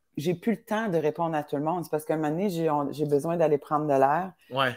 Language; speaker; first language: French; native; French